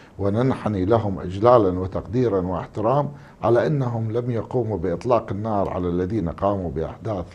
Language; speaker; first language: Arabic; native; Arabic